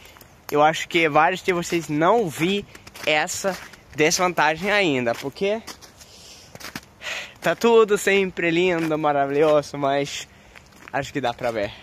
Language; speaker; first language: Portuguese; non-native, fluent; Swedish